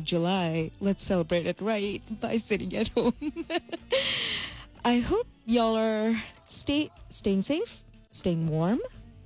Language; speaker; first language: English; non-native, local second language; Malayalam